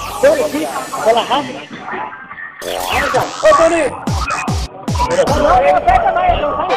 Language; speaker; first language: Portuguese; native; Portuguese